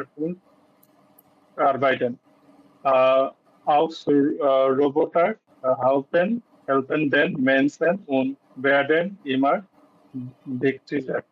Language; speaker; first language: German; non-native, learner; Bangla